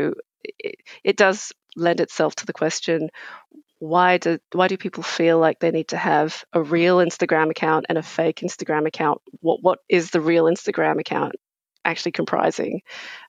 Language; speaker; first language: English; native; English